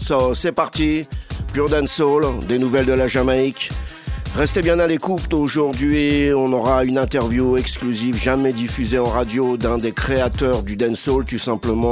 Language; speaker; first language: French; native; French